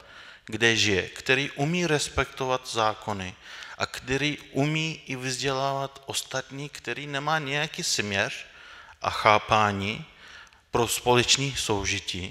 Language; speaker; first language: Czech; non-native, fluent; Turkish